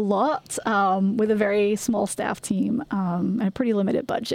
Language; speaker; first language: English; native; English